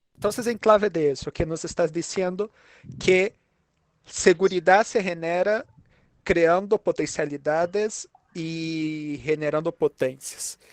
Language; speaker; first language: Spanish; non-native, fluent; Portuguese